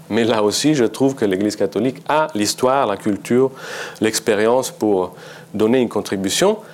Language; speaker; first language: French; non-native, fluent; Italian